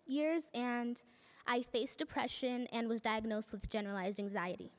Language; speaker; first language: English; non-native, fluent; Spanish